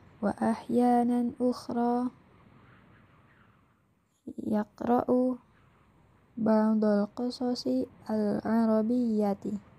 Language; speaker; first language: Arabic; non-native, fluent; Indonesian